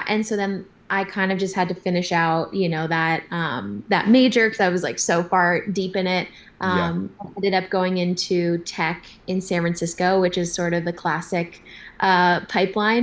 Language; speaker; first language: English; native; English